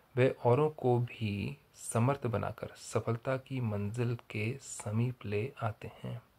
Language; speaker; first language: Hindi; native; Hindi